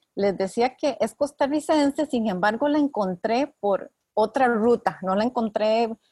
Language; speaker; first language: Spanish; native; Spanish